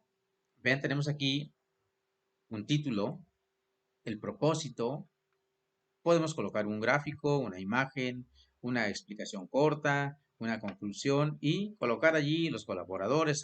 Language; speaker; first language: Spanish; native; Spanish